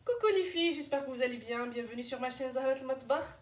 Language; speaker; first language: French; non-native, local second language; Arabic